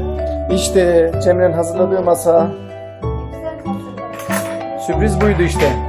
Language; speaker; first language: Turkish; native; Turkish